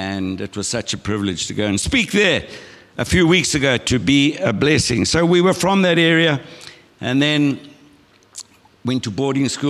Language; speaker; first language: English; native; English